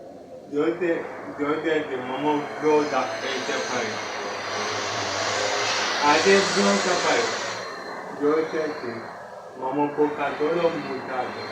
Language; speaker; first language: Spanish; non-native, learner; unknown